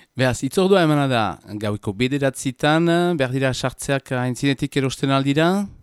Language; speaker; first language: Basque; native; Basque